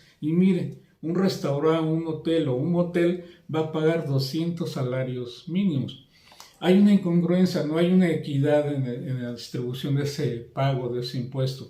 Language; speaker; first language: Spanish; native; Spanish